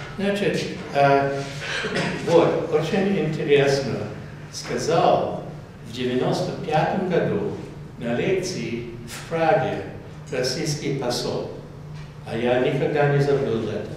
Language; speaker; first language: Russian; non-native, fluent; English